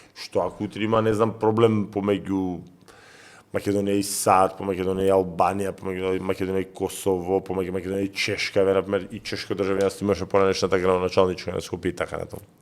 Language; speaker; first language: Macedonian; native; Macedonian